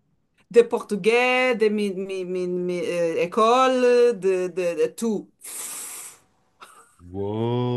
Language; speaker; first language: French; non-native, learner; Portuguese